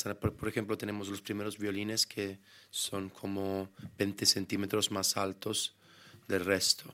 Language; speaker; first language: Spanish; non-native, fluent; Italian